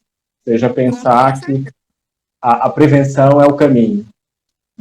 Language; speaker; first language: Portuguese; native; Portuguese